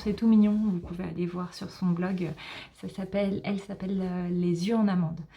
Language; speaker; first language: French; native; French